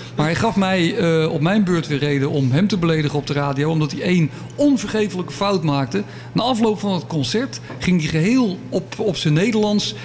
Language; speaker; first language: Dutch; native; Dutch